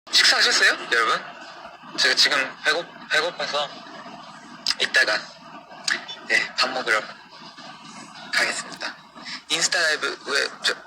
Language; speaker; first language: Korean; non-native, fluent; Japanese